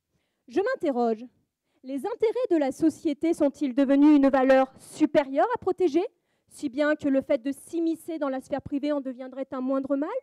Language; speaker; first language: French; native; French